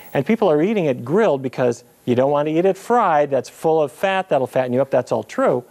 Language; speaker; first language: English; native; English